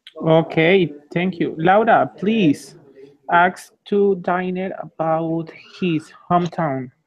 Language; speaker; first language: English; non-native, fluent; Spanish